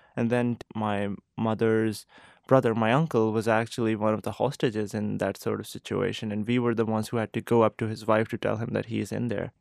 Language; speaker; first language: English; non-native, local second language; Urdu